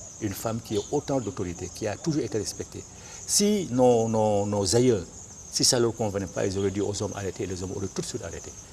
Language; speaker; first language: French; non-native, local second language; Bambara